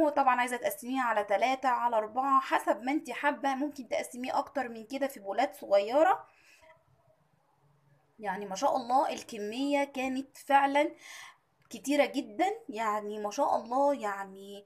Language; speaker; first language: Arabic; native; Arabic